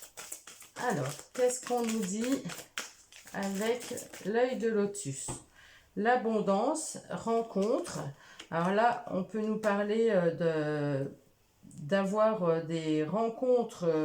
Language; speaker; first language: French; native; French